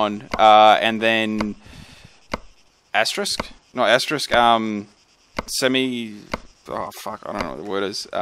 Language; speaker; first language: English; native; English